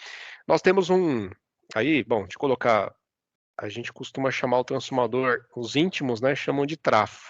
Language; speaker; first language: Portuguese; native; Portuguese